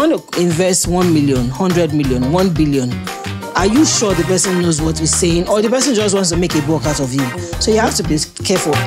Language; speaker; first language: English; native; English